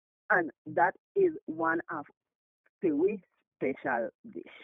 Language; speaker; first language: English; non-native, local second language; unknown